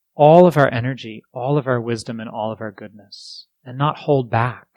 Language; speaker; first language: English; native; English